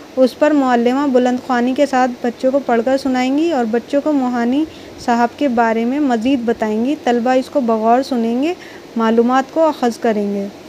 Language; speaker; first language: Urdu; native; Urdu